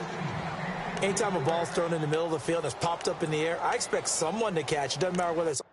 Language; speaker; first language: English; native; English